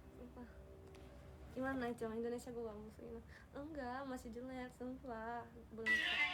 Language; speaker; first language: Indonesian; non-native, learner; Japanese